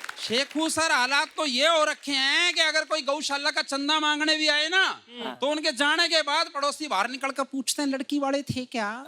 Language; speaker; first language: Hindi; native; Hindi